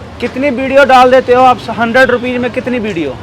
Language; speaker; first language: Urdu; non-native, local second language; Punjabi